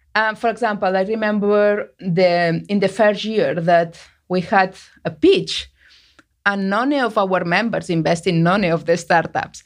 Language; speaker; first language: English; non-native, fluent; Spanish